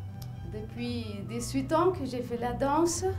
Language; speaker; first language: French; non-native, fluent; Spanish